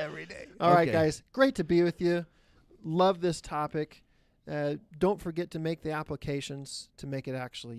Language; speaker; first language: English; native; English